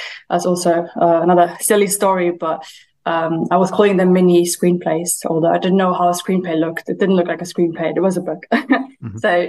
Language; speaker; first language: English; early bilingual, other home language; German